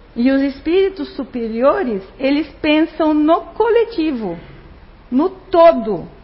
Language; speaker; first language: Portuguese; non-native, fluent; Spanish